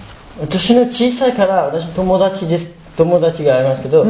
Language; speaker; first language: Japanese; non-native, learner; Burmese